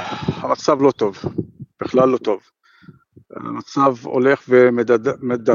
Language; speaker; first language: Hebrew; non-native, fluent; Arabic